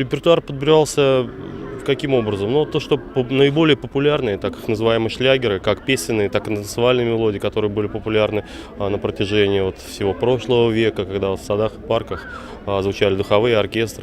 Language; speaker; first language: Russian; native; Russian